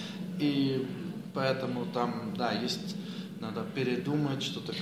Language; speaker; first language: Russian; non-native, fluent; Dutch